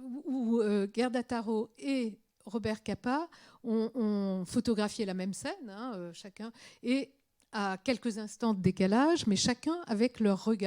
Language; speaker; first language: French; native; French